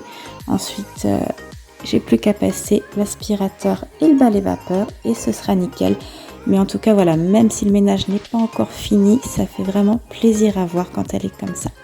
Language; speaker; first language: French; native; French